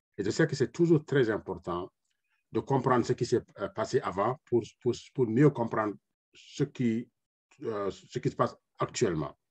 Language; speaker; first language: French; non-native, local second language; Wolof